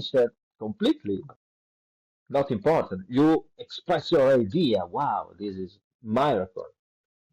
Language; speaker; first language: English; non-native, learner; Italian